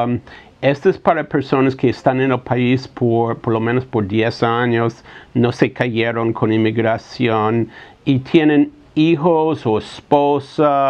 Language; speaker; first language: Spanish; non-native, fluent; English